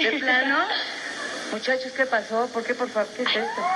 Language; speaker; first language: Spanish; native; Spanish